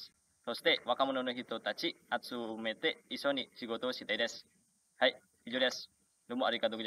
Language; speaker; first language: Japanese; non-native, learner; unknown